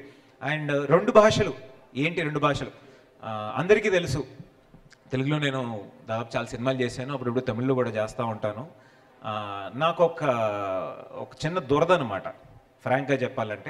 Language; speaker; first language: Telugu; native; Telugu